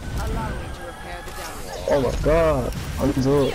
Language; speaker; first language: English; non-native, learner; French